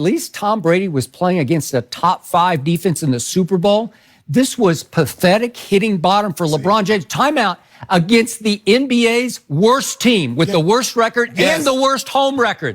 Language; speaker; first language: English; native; English